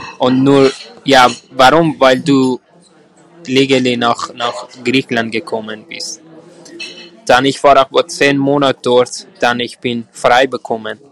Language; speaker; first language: German; non-native, learner; Persian